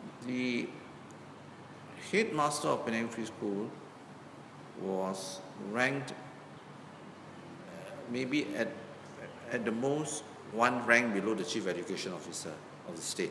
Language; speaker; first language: English; non-native, local second language; Min Nan Chinese